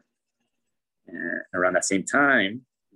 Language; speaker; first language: English; native; English